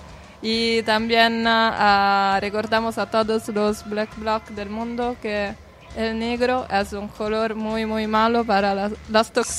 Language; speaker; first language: Spanish; non-native, learner; Italian